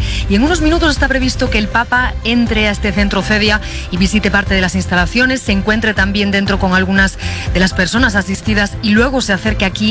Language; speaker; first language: Spanish; native; Spanish